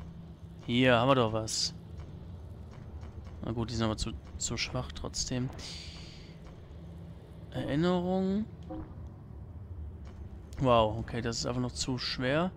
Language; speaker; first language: German; native; German